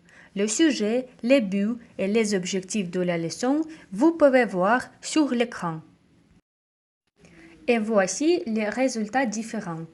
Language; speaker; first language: French; non-native, fluent; Russian